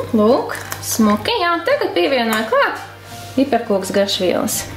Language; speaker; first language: Latvian; non-native, local second language; Russian